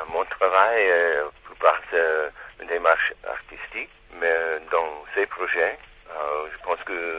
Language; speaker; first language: French; non-native, learner; Czech